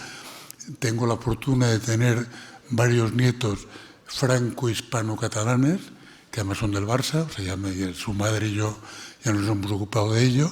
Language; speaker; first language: Spanish; non-native, local second language; Catalan